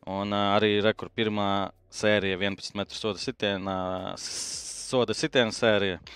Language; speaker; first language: Latvian; native; Latvian